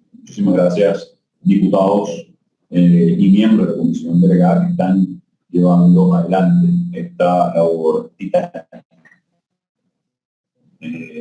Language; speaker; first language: Spanish; native; Spanish